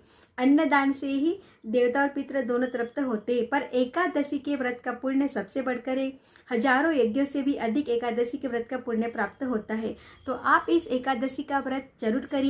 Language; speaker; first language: Hindi; native; Hindi